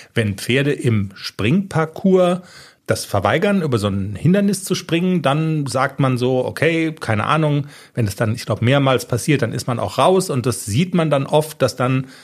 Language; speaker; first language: German; native; German